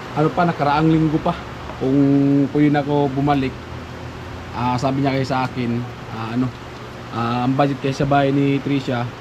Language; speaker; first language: Filipino; non-native, local second language; Bikol